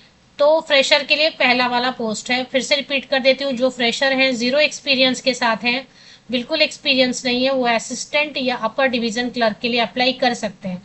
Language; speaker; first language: Hindi; native; Hindi